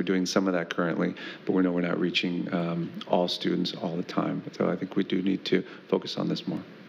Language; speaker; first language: English; early bilingual, other home language; Spanish